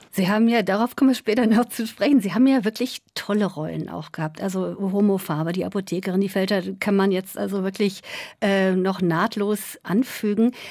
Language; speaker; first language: German; native; German